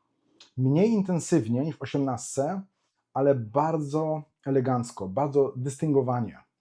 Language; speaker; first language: Polish; native; Polish